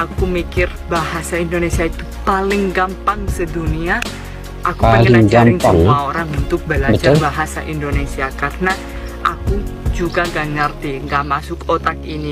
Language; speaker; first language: Indonesian; non-native, fluent; Spanish